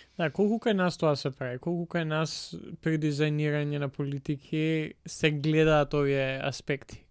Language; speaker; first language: Macedonian; native; Macedonian